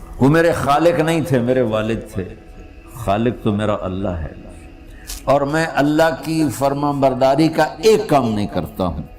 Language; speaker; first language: Urdu; non-native, local second language; Punjabi